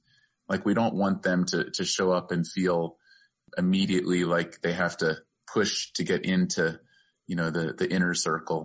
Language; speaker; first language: English; native; English